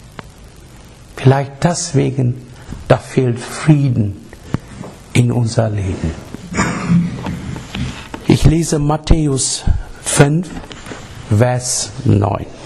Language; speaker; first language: German; non-native, learner; English